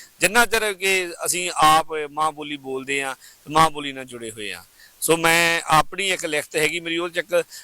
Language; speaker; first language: Punjabi; native; Punjabi